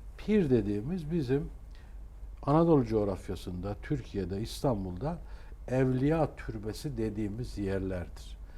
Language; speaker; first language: Turkish; native; Turkish